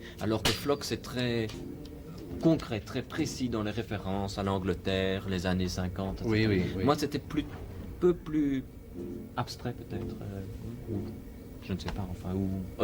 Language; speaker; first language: French; native; French